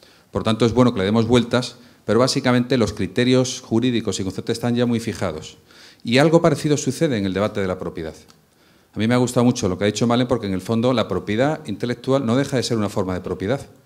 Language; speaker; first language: Spanish; native; Spanish